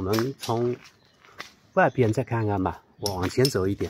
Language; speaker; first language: Chinese; native; Chinese